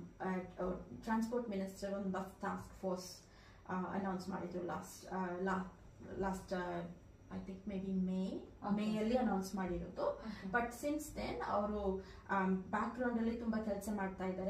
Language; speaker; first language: Kannada; early bilingual, heritage; Kannada